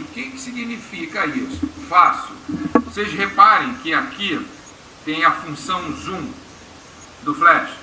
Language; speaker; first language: Portuguese; native; Portuguese